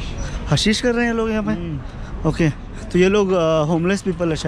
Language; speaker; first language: Hindi; native; Hindi